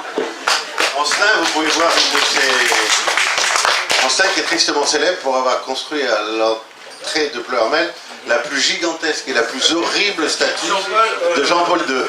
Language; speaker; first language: French; native; French